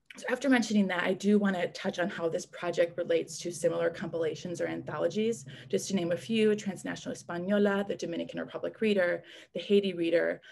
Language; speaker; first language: English; native; English